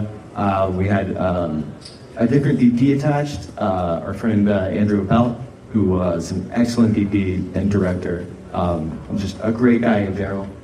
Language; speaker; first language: English; native; English